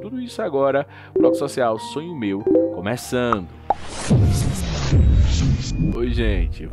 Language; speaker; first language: Portuguese; native; Portuguese